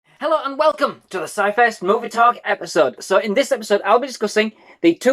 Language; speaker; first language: English; native; English